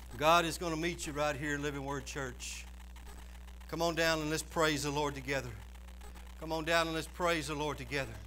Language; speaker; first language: English; native; English